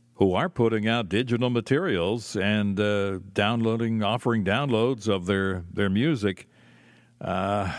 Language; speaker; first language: English; native; English